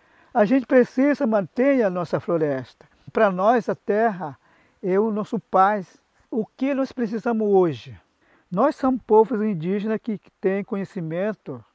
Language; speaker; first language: Portuguese; non-native, local second language; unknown